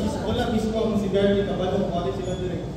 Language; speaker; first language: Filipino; non-native, local second language; Cebuano